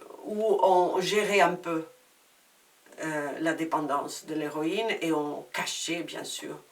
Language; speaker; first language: French; non-native, fluent; Spanish